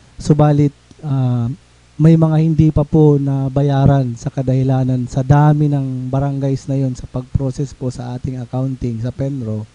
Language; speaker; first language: Filipino; non-native, local second language; Bikol